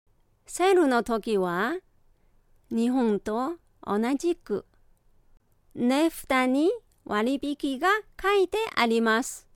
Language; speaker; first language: Japanese; non-native, fluent; Chinese